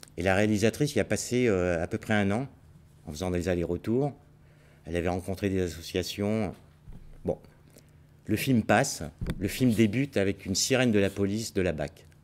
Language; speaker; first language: French; native; French